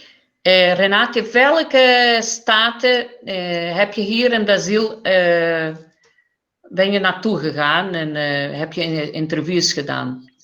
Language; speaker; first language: Dutch; early bilingual, heritage; Portuguese